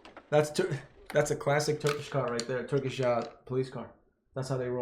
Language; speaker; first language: English; non-native, fluent; Turkish